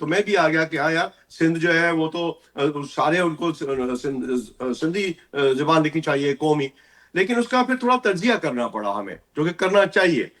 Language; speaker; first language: Urdu; non-native, local second language; Sindhi